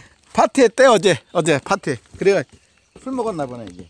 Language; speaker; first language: Korean; native; Korean